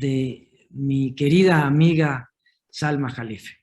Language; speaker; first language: Spanish; native; Spanish